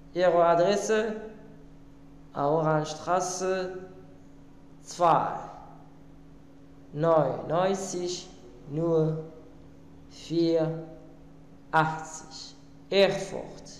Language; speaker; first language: German; non-native, learner; Arabic